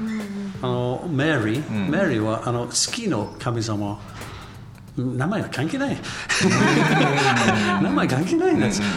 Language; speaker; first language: Japanese; non-native, learner; English